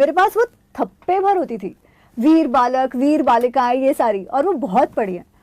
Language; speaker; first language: Hindi; non-native, local second language; Gujarati